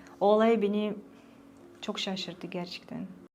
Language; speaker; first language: Turkish; non-native, fluent; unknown